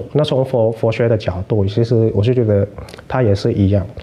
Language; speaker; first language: Chinese; non-native, fluent; Lao